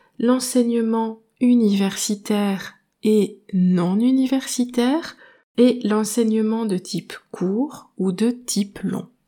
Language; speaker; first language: French; native; French